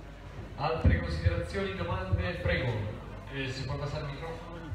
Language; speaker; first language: Italian; native; Italian